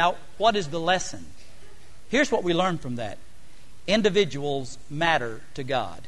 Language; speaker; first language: English; native; English